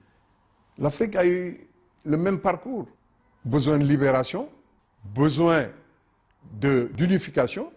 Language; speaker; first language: French; non-native, local second language; Wolof